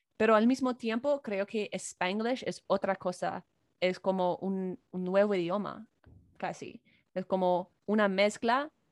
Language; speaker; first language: Spanish; non-native, fluent; English